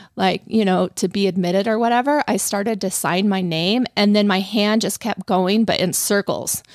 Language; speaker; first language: English; native; English